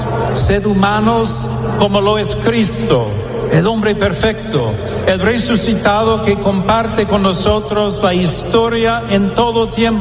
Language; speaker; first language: Spanish; non-native, fluent; English